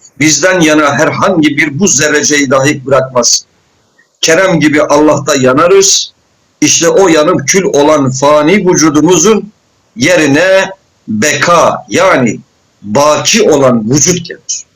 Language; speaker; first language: Turkish; native; Turkish